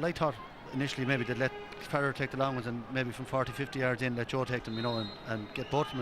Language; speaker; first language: English; native; English